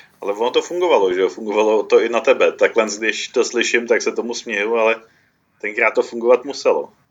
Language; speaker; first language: Czech; native; Czech